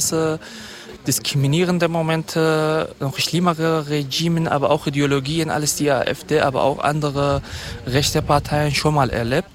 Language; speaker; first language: German; non-native, fluent; Kurdish